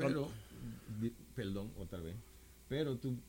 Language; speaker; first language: Spanish; non-native, local second language; English